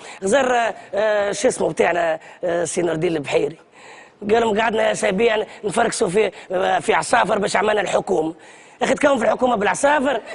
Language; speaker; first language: Arabic; native; Arabic